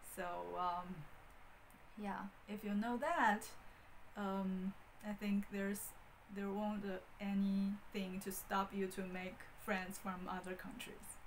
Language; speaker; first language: English; non-native, fluent; Chinese